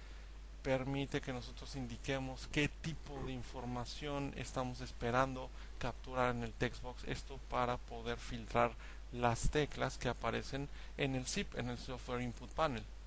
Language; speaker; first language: Spanish; native; Spanish